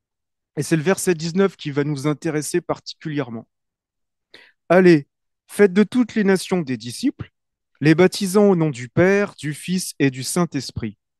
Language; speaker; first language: French; native; French